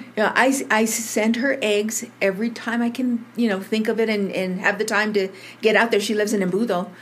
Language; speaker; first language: English; early bilingual, other home language; Spanish